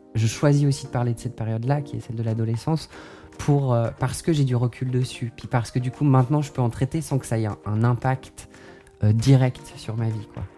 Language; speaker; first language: French; native; French